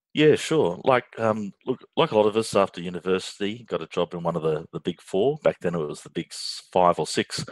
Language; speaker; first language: English; native; English